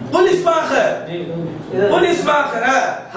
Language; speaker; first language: Arabic; non-native, fluent; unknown